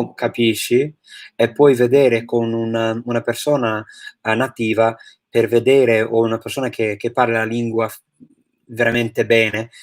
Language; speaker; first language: Italian; non-native, fluent; English